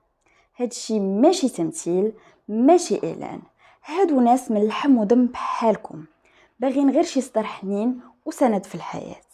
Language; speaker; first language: Arabic; native; Arabic